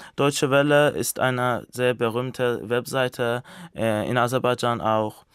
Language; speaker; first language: German; non-native, fluent; Azerbaijani